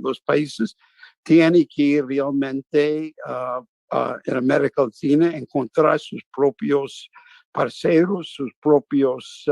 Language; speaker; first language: Spanish; non-native, fluent; English